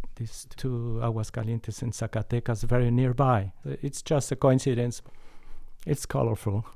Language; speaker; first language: English; non-native, fluent; Spanish